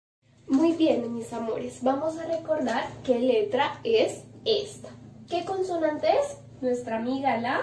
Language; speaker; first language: Spanish; native; Spanish